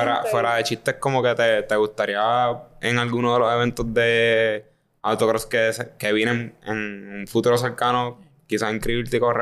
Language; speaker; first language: Spanish; native; Spanish